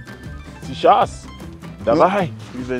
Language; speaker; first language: Russian; non-native, learner; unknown